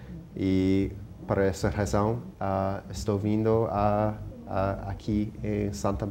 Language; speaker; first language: Portuguese; non-native, fluent; English